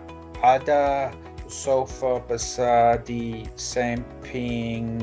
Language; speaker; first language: Indonesian; non-native, learner; English